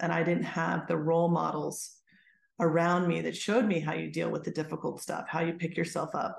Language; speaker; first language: English; native; English